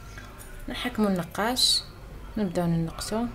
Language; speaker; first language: Arabic; native; Arabic